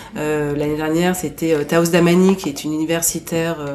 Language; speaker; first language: French; native; French